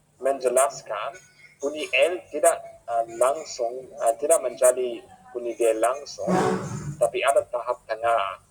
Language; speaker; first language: Indonesian; non-native, fluent; English